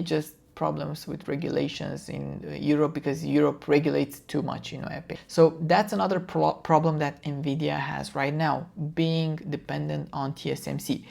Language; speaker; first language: English; non-native, fluent; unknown